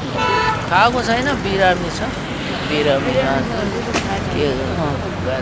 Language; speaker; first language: Nepali; non-native, local second language; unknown